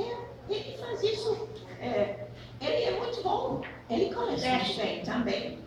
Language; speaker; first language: Portuguese; non-native, fluent; English